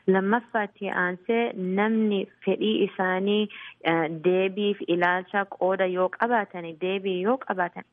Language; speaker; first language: Oromo; early bilingual, heritage; Oromo